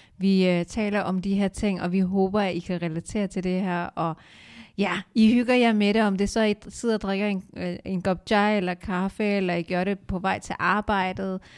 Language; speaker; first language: Danish; early bilingual, other home language; Urdu